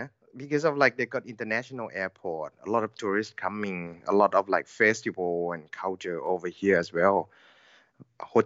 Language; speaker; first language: English; non-native, learner; Thai